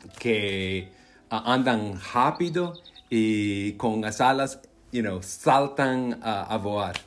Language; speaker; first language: Spanish; non-native, learner; English